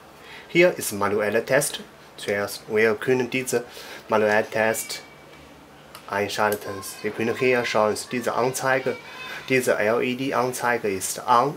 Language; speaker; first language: German; non-native, learner; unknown